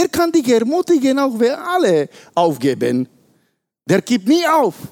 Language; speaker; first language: German; non-native, fluent; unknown